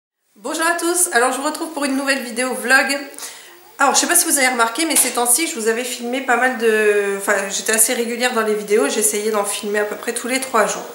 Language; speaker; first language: French; native; French